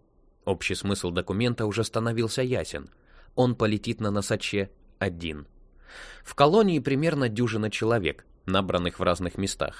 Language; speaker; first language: Russian; native; Russian